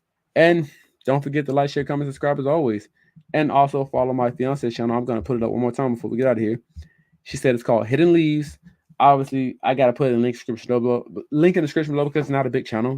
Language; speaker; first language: English; native; English